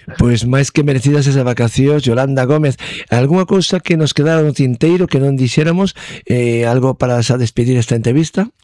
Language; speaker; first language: Galician; native; Galician